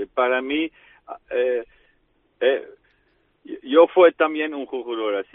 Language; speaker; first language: Spanish; non-native, fluent; Dutch